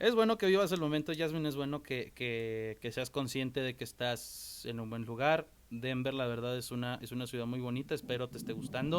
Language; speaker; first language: Spanish; native; Spanish